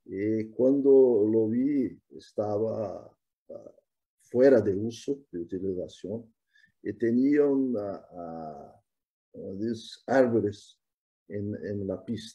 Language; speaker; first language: Spanish; non-native, fluent; Portuguese